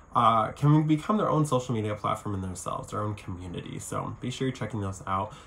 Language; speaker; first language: English; native; English